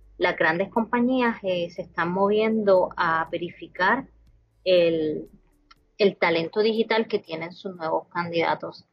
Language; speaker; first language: Spanish; native; Spanish